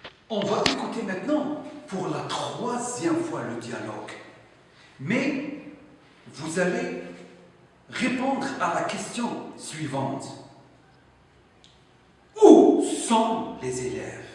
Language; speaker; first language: French; non-native, local second language; Arabic